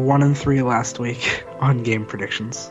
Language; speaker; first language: English; native; English